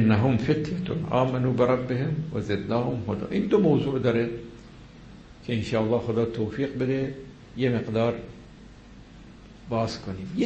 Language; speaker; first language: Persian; native; Persian